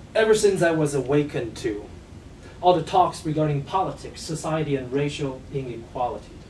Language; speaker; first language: English; non-native, fluent; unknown